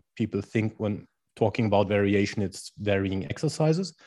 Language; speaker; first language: English; non-native, fluent; German